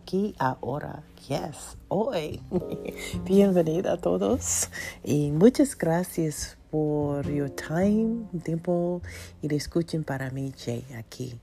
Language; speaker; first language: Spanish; non-native, learner; English